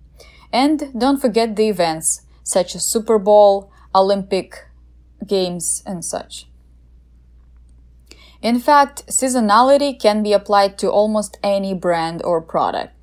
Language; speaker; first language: English; non-native, fluent; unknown